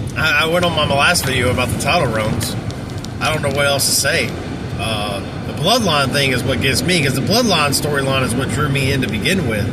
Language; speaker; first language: English; native; English